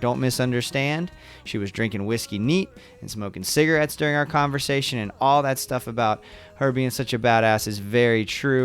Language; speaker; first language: English; native; English